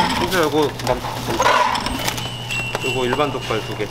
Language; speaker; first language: Korean; native; Korean